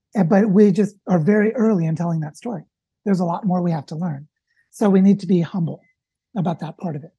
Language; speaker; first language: English; native; English